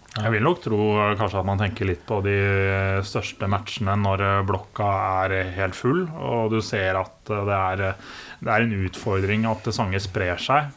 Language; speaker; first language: Norwegian; native; Norwegian